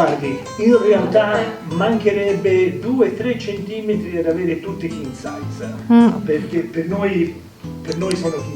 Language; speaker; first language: Italian; native; Italian